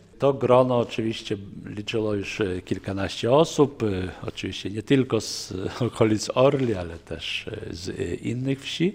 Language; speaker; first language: Polish; non-native, local second language; Ukrainian